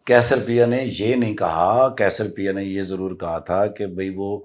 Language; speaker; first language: Urdu; non-native, local second language; Punjabi